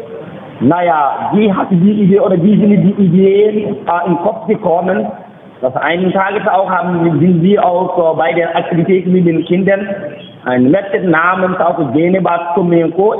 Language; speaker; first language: German; non-native, learner; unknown